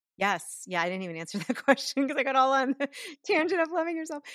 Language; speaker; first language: English; native; English